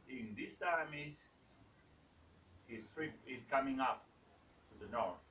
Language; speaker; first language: English; non-native, learner; Spanish